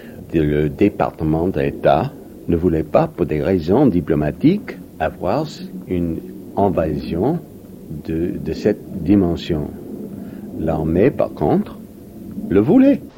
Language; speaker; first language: French; non-native, fluent; English